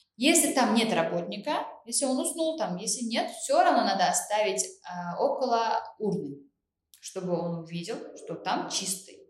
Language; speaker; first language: Russian; non-native, local second language; Uzbek